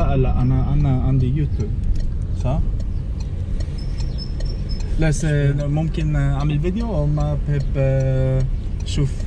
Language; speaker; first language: Arabic; non-native, learner; English